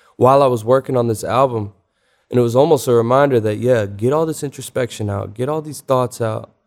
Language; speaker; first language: English; native; English